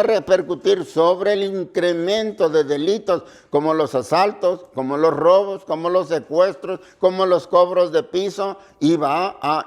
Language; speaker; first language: Spanish; native; Spanish